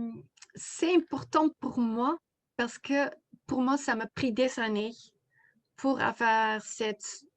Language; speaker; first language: French; non-native, fluent; Dutch